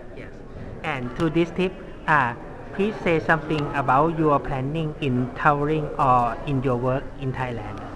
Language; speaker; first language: English; non-native, learner; Thai